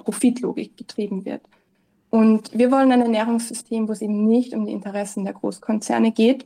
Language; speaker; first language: German; native; German